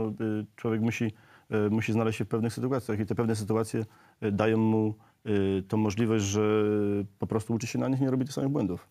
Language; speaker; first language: Polish; native; Polish